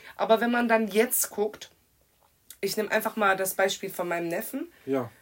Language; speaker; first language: German; native; German